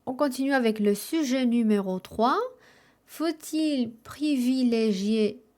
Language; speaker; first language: French; non-native, fluent; Spanish